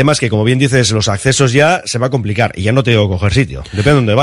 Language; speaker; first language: Spanish; native; Spanish